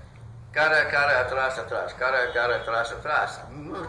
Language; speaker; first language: Spanish; non-native, learner; English